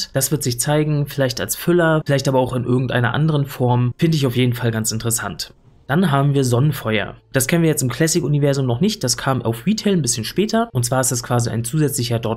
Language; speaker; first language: German; native; German